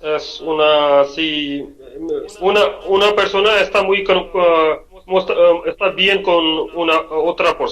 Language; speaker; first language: Spanish; non-native, learner; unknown